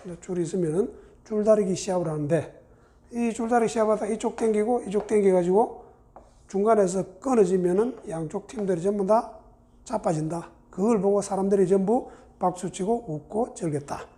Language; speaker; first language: Korean; native; Korean